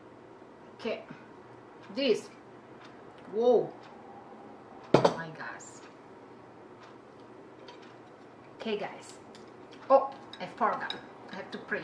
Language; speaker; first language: English; non-native, learner; Indonesian